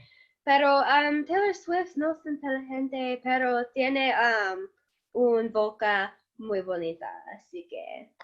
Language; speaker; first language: Spanish; non-native, learner; English